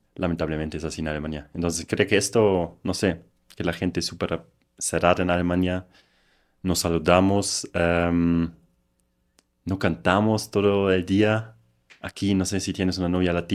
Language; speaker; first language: Spanish; non-native, fluent; German